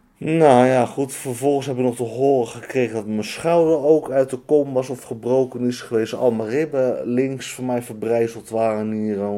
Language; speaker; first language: Dutch; native; Dutch